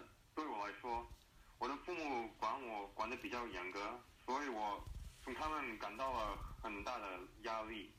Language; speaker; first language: Chinese; early bilingual, heritage; Chinese